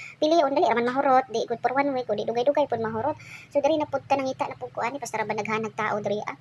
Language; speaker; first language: Cebuano; non-native, local second language; Hiligaynon